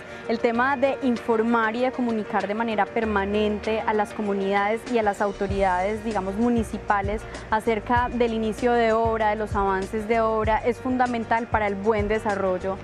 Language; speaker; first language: Spanish; native; Spanish